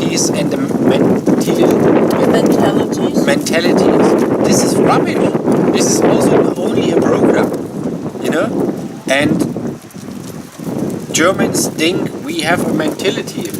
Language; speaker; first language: English; non-native, learner; German